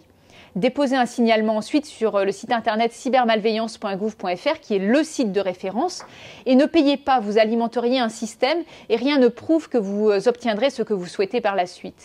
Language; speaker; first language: French; native; French